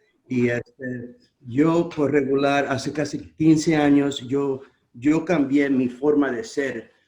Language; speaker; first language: Spanish; non-native, learner; English